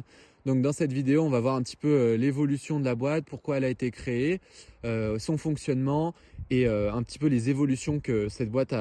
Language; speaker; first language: French; native; French